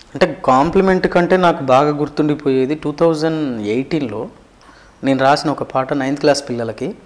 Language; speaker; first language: Telugu; native; Telugu